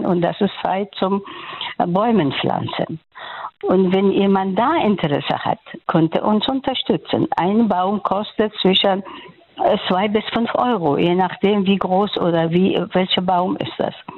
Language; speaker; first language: German; non-native, fluent; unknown